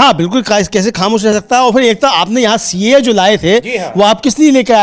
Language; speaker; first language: Hindi; native; Hindi